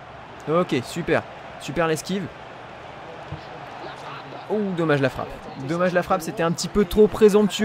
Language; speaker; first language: French; native; French